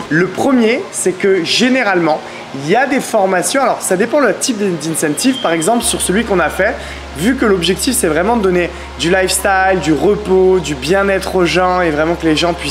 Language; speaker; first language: French; native; French